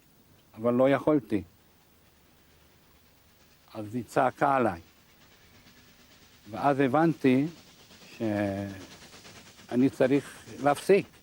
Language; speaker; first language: Hebrew; non-native, fluent; Hungarian